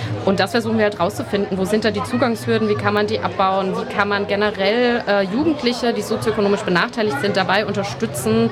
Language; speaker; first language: German; native; German